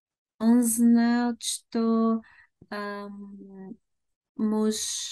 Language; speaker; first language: Russian; non-native, learner; Bulgarian